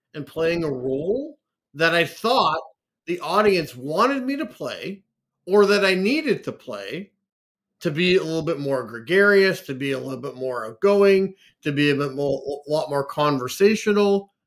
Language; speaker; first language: English; native; English